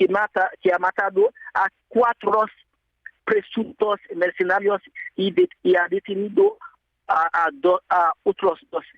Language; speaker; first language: Spanish; non-native, fluent; Haitian Creole